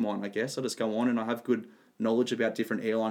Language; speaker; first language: English; native; English